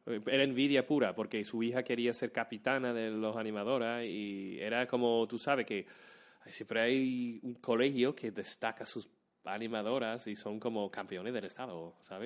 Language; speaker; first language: Spanish; non-native, fluent; English